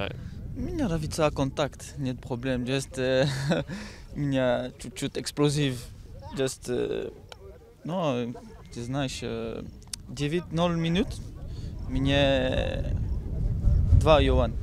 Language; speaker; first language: Russian; non-native, learner; French